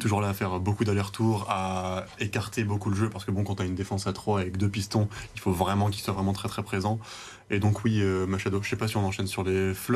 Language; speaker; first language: French; native; French